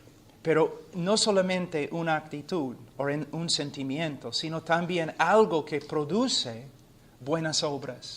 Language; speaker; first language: Spanish; non-native, fluent; English